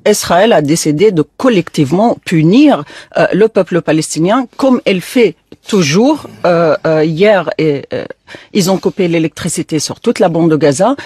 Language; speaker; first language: French; non-native, fluent; Arabic